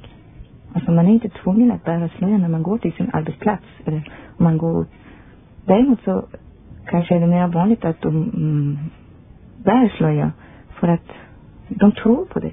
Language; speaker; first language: Swedish; non-native, fluent; Persian